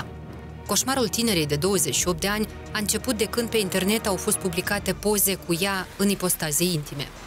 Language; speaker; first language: Romanian; native; Romanian